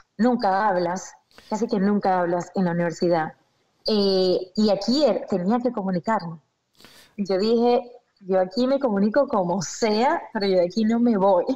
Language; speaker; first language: Spanish; native; Spanish